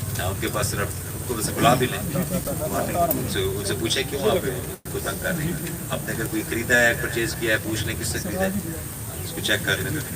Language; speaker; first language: Urdu; non-native, local second language; Punjabi